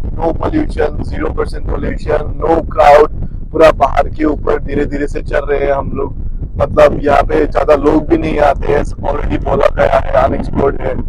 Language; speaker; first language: Hindi; non-native, local second language; Assamese